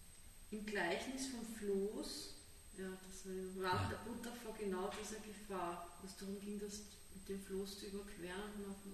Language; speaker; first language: German; native; German